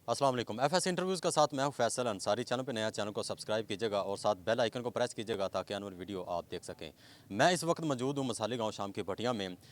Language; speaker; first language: Hindi; non-native, local second language; Punjabi